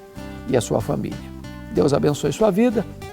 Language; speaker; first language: Portuguese; native; Portuguese